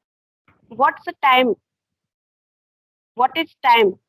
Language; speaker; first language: English; non-native, learner; Hindi